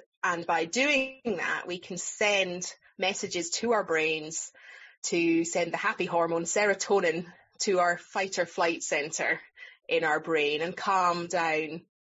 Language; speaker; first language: English; native; English